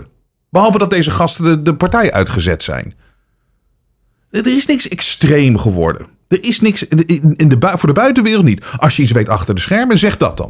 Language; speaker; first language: Dutch; native; Dutch